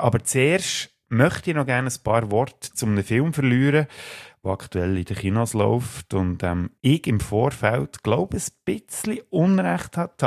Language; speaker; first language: German; native; German